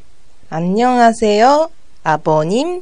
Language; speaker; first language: Korean; non-native, fluent; Japanese